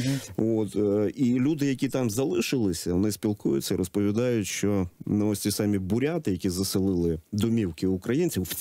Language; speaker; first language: Ukrainian; native; Ukrainian